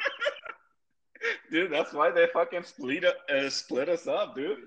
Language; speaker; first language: English; early bilingual, other home language; Spanish